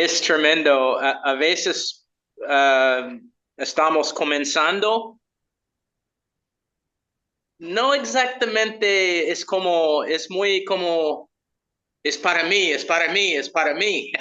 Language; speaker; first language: Spanish; non-native, learner; English